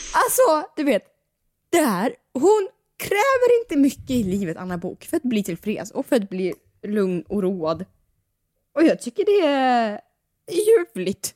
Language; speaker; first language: Swedish; early bilingual, other home language; Russian